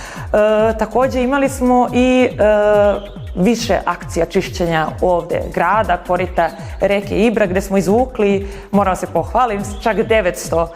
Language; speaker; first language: Bosnian; native; Bosnian